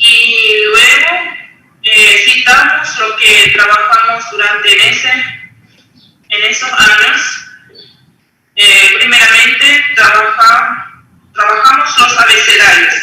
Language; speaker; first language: Spanish; non-native, local second language; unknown